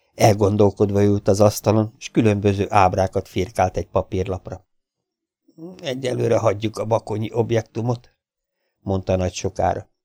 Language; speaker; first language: Hungarian; native; Hungarian